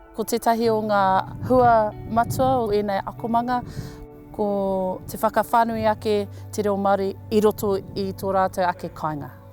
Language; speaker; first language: Māori; non-native, local second language; English